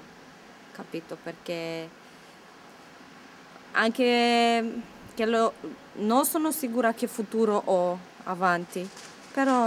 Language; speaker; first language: Italian; non-native, learner; Romanian